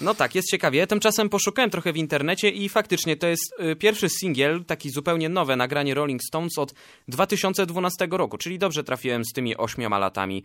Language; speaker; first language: Polish; native; Polish